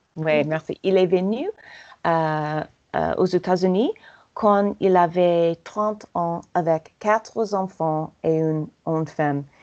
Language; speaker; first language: French; non-native, learner; English